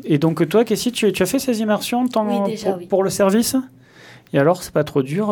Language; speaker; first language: French; native; French